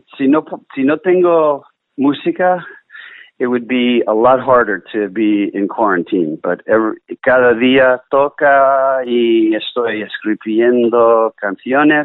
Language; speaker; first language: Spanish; non-native, learner; English